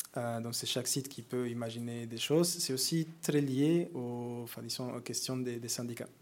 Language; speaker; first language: French; non-native, fluent; Spanish